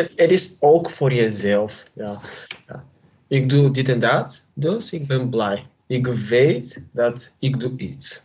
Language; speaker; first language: Dutch; non-native, learner; Bulgarian